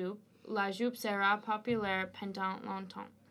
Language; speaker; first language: French; non-native, learner; English